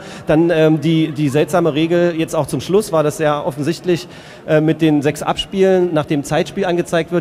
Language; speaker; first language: German; native; German